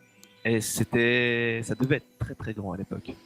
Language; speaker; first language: French; native; French